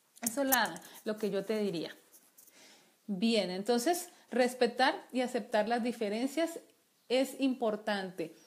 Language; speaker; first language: Spanish; native; Spanish